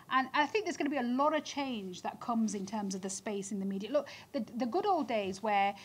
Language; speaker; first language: English; native; English